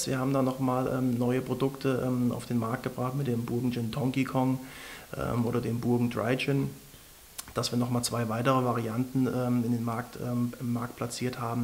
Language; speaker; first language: German; native; German